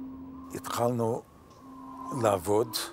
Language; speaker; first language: Hebrew; non-native, fluent; Yiddish